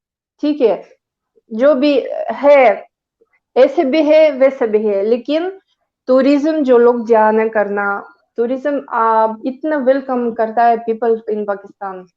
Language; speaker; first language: Hindi; non-native, learner; Greek